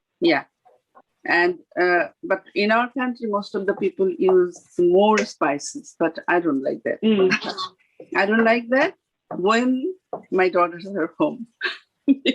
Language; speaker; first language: English; non-native, fluent; Bangla